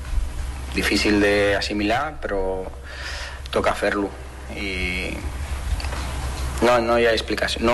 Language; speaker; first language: Catalan; non-native, fluent; Spanish